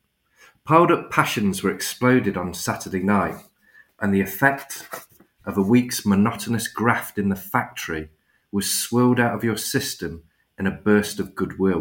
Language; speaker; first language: English; native; English